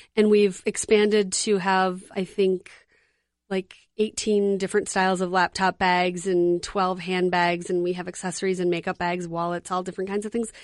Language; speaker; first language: English; native; English